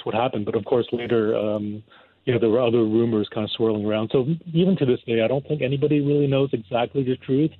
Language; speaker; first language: English; non-native, local second language; Cantonese